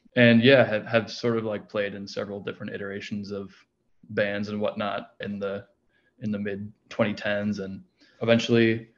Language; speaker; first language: English; native; English